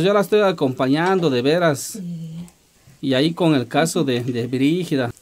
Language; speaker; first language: Spanish; native; Spanish